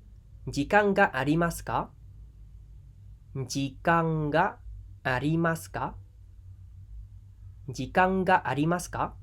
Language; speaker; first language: Japanese; non-native, fluent; Khmer